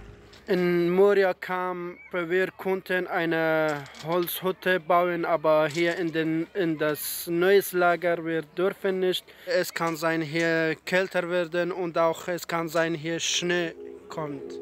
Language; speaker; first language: German; non-native, learner; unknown